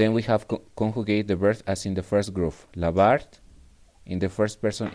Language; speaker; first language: English; non-native, fluent; Spanish